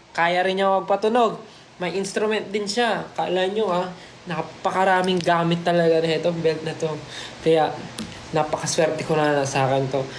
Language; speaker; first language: Filipino; native; Filipino